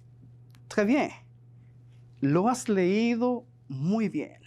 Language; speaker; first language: Spanish; non-native, fluent; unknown